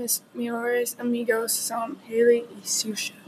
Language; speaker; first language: Spanish; non-native, learner; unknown